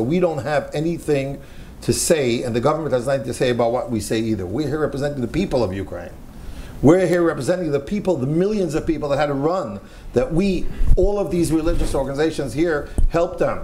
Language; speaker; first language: English; native; English